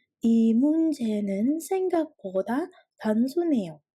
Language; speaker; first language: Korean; non-native, fluent; Indonesian